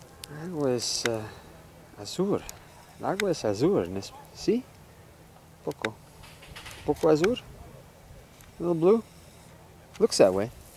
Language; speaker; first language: Spanish; non-native, learner; English